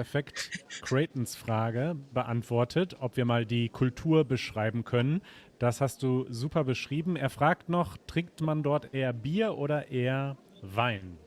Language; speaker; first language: German; native; German